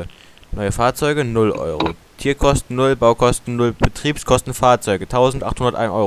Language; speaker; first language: German; native; German